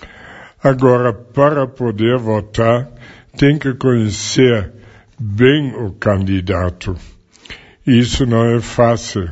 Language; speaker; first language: Portuguese; non-native, fluent; German